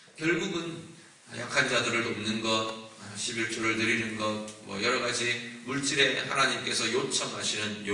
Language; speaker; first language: Korean; native; Korean